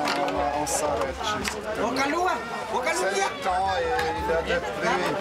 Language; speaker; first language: French; non-native, learner; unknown